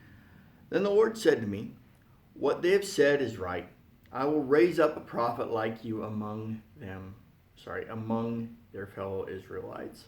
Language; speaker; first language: English; native; English